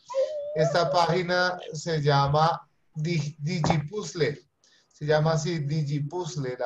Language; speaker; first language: Spanish; native; Spanish